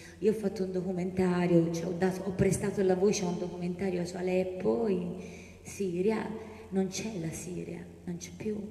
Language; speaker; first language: Italian; native; Italian